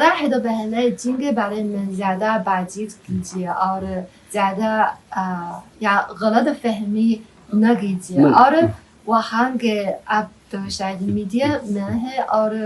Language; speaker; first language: Hindi; non-native, fluent; Chinese